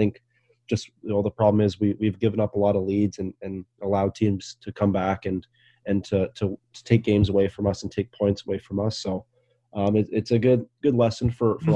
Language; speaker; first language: English; native; English